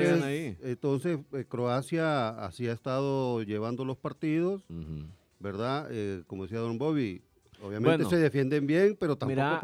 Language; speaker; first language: Spanish; native; Spanish